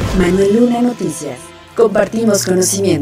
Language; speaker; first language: Spanish; native; Spanish